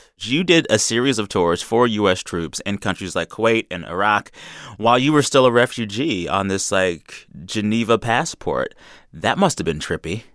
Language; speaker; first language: English; native; English